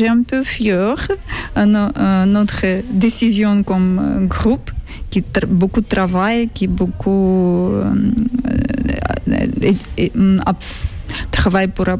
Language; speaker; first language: French; non-native, learner; Ukrainian